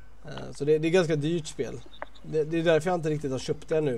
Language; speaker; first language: Swedish; native; Swedish